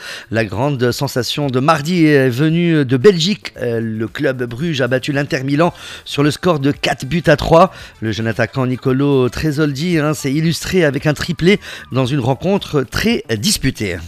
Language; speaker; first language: French; non-native, local second language; Arabic